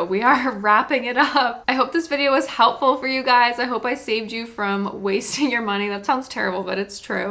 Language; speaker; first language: English; native; English